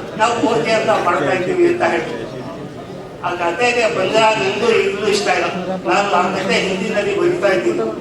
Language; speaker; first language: Kannada; non-native, local second language; Urdu